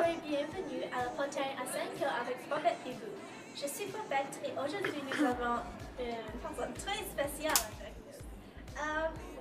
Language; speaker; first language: French; non-native, learner; English